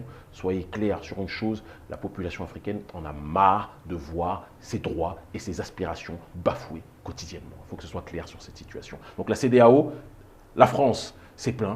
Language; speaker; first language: French; native; French